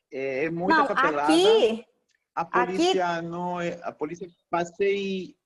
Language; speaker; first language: Portuguese; non-native, fluent; Spanish